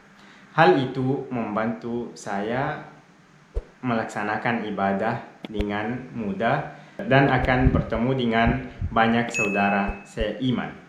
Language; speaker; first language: Indonesian; non-native, fluent; Arabic